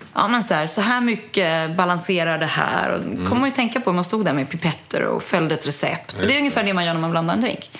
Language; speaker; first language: Swedish; early bilingual, other home language; German